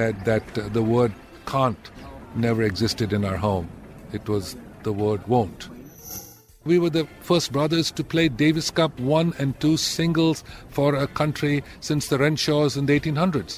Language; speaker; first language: English; non-native, local second language; Tamil